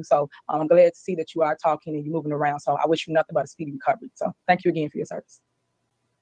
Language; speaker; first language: English; native; English